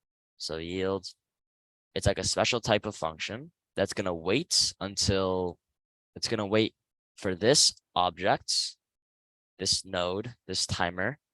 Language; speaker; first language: English; native; English